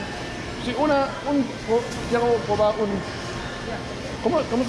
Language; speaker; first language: Spanish; non-native, learner; German